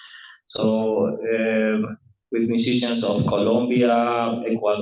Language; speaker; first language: English; non-native, learner; Spanish